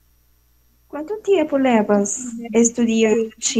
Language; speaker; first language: Spanish; non-native, learner; Portuguese